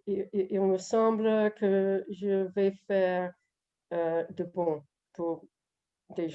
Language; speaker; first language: French; non-native, learner; English